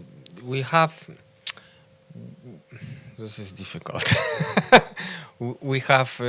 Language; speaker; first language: English; non-native, learner; Polish